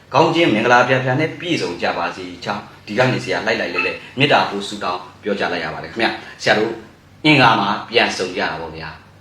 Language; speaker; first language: Burmese; native; Burmese